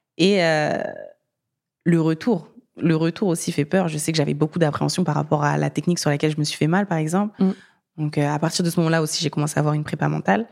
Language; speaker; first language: French; early bilingual, other home language; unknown